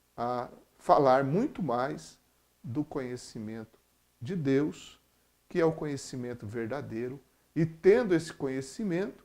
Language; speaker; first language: Portuguese; native; Portuguese